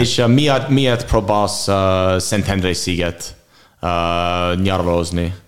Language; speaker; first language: Hungarian; non-native, learner; English